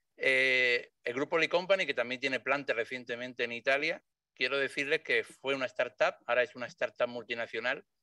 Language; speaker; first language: Spanish; native; Spanish